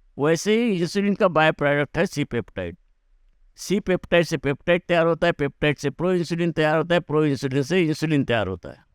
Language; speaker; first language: Hindi; native; Hindi